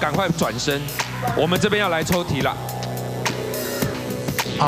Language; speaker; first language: Chinese; native; Chinese